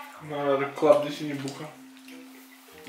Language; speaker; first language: Indonesian; non-native, learner; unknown